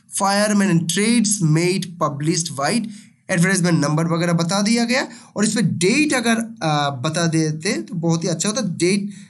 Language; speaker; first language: Hindi; non-native, local second language; Bangla